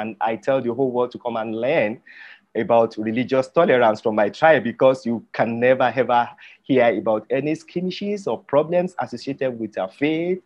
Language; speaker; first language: English; non-native, local second language; Yoruba